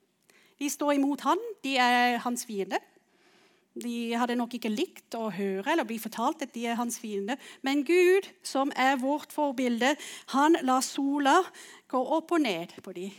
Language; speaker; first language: Norwegian; non-native, fluent; English